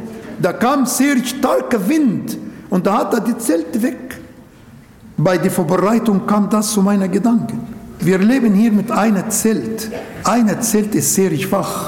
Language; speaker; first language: German; non-native, local second language; Arabic